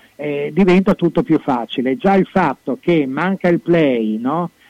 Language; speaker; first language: Italian; native; Italian